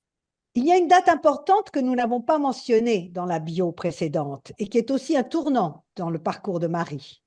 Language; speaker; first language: French; native; French